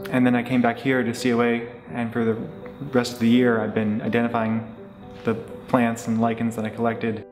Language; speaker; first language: English; native; English